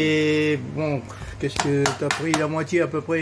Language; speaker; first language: French; native; French